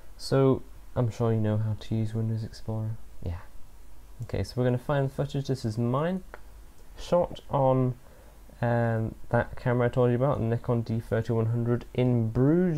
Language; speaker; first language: English; native; English